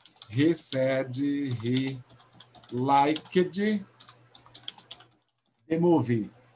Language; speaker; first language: English; non-native, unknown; Portuguese